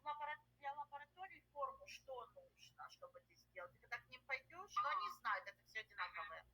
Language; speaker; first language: Russian; native; Russian